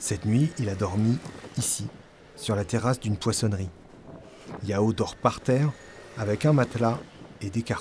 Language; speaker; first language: French; native; French